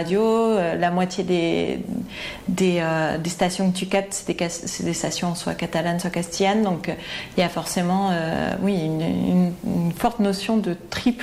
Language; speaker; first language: French; native; French